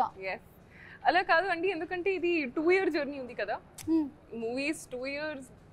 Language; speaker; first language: Telugu; non-native, learner; Hindi